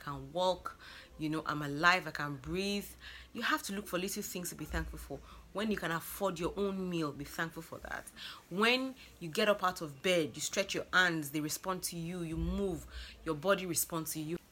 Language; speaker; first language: English; non-native, local second language; Yoruba